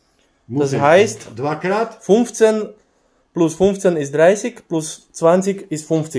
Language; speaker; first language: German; non-native, learner; Slovak